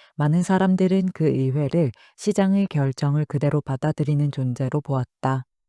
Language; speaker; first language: Korean; native; Korean